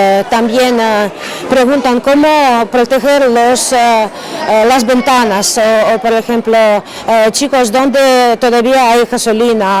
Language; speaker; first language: Spanish; non-native, fluent; Ukrainian